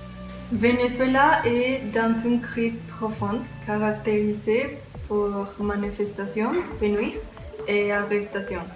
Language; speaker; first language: French; non-native, learner; Spanish